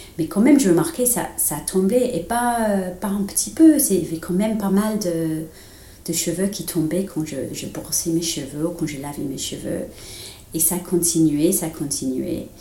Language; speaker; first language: French; non-native, fluent; English